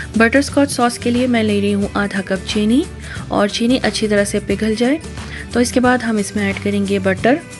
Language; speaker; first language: Urdu; native; Urdu